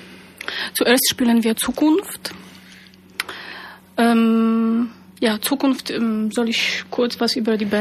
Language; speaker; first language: German; non-native, fluent; Polish